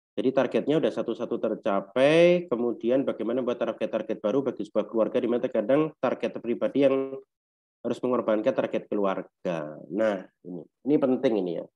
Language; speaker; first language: Indonesian; native; Indonesian